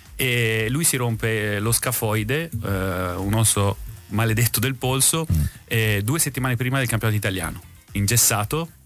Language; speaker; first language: Italian; native; Italian